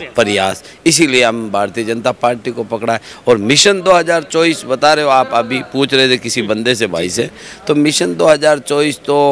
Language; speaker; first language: Hindi; native; Hindi